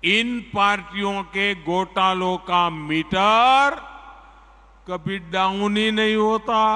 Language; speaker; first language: Hindi; native; Hindi